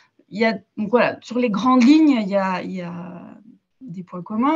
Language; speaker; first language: French; native; French